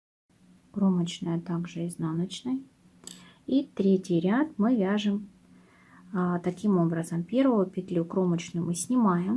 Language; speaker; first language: Russian; native; Russian